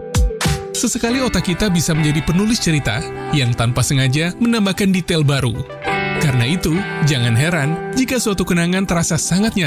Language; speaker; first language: Indonesian; native; Indonesian